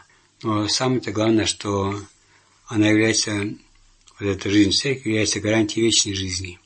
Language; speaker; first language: Russian; native; Russian